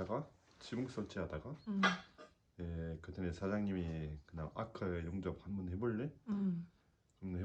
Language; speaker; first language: Korean; non-native, learner; French